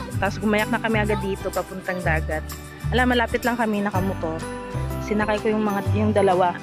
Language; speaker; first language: Filipino; non-native, local second language; Cebuano